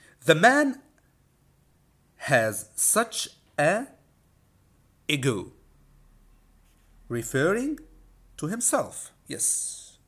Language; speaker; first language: English; non-native, fluent; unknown